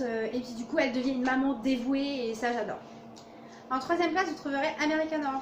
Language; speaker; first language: French; native; French